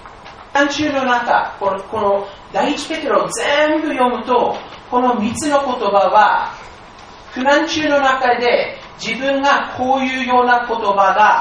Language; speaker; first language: Japanese; non-native, fluent; English